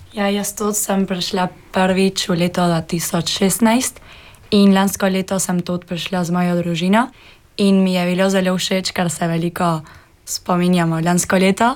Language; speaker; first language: Slovenian; early bilingual, heritage; Spanish